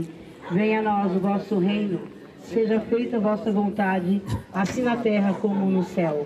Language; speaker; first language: Portuguese; native; Portuguese